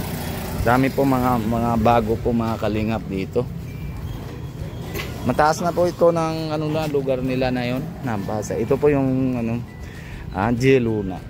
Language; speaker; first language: Filipino; non-native, fluent; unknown